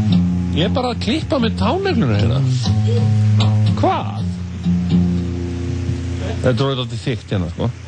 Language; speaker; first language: Icelandic; native; Icelandic